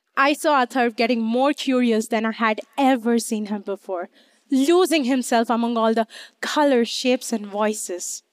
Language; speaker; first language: English; non-native, local second language; Hindi